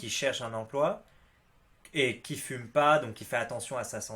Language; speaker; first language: French; native; French